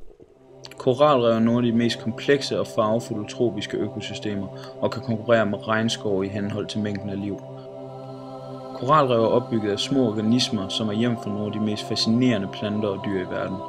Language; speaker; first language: Danish; native; Danish